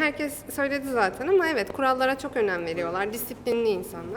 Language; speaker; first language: Turkish; native; Turkish